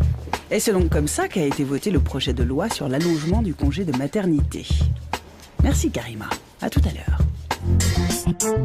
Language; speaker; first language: French; native; French